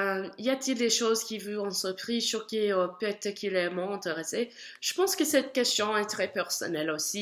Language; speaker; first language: French; non-native, learner; English